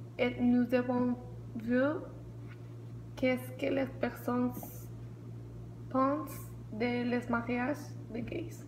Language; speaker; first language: French; non-native, learner; Spanish